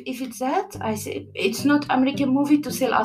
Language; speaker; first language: English; non-native, learner; Arabic